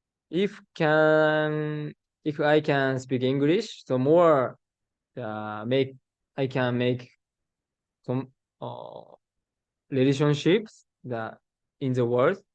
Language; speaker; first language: English; non-native, learner; Japanese